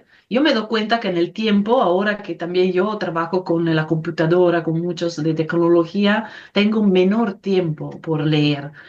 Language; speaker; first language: Spanish; non-native, fluent; Italian